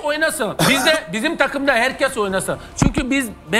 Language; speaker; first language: Turkish; non-native, learner; French